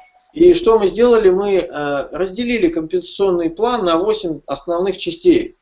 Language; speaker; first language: Russian; native; Russian